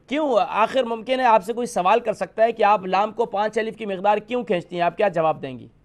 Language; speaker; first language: Urdu; native; Urdu